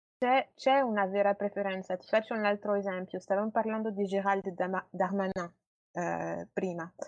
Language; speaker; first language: Italian; non-native, fluent; French